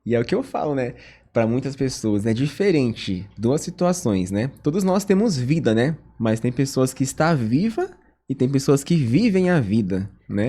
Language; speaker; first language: Portuguese; native; Portuguese